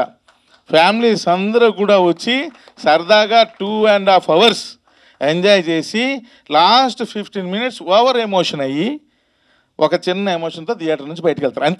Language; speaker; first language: Telugu; native; Telugu